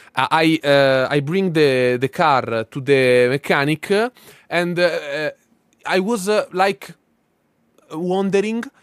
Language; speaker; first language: English; non-native, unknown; Italian